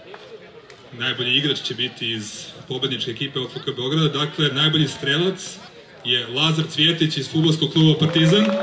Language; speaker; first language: Croatian; native; Croatian